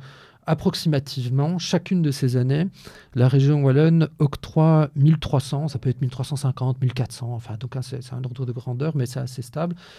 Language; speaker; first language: French; native; French